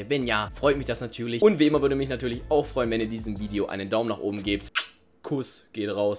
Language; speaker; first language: German; native; German